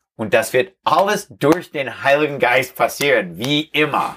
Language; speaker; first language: German; non-native, learner; English